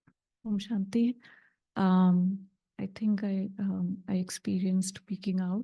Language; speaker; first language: English; non-native, fluent; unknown